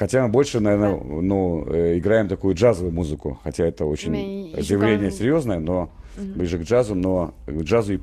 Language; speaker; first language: Russian; native; Russian